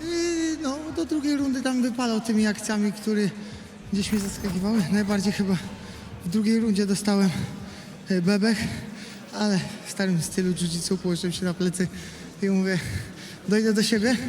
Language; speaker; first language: Polish; native; Polish